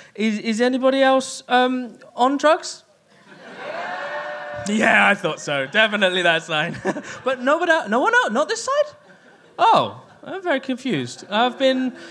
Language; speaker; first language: English; native; English